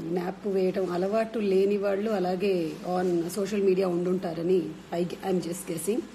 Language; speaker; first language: Telugu; non-native, local second language; Malayalam